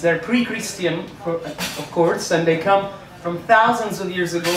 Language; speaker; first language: English; non-native, fluent; Italian